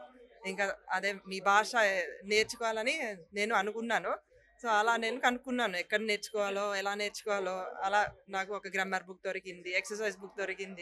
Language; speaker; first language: Telugu; non-native, fluent; Finnish